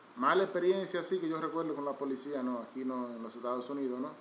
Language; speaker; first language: Spanish; native; Spanish